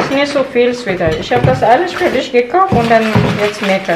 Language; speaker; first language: German; non-native, learner; Filipino